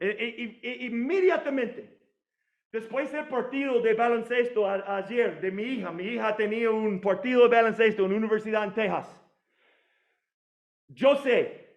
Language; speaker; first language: Spanish; non-native, fluent; English